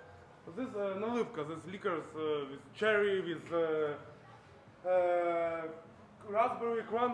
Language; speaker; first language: English; non-native, learner; Ukrainian